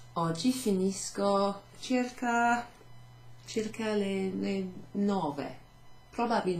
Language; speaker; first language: Italian; non-native, fluent; English